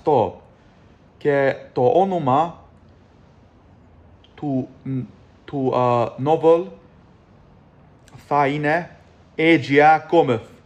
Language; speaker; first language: Greek; non-native, learner; English